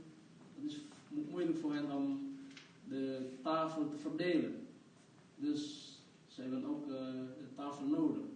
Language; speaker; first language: Dutch; non-native, fluent; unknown